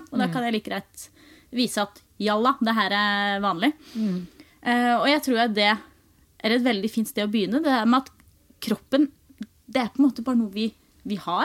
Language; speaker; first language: Norwegian; native; Norwegian